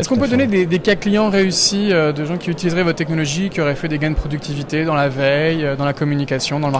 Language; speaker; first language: French; native; French